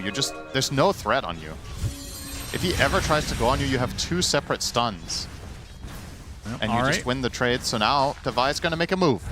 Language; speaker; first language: English; native; English